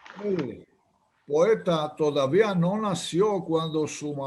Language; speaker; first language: Spanish; non-native, fluent; Hebrew